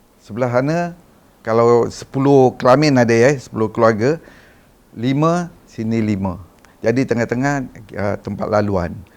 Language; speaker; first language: Malay; early bilingual, other home language; Madurese